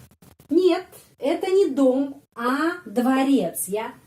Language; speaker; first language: Russian; non-native, fluent; Indonesian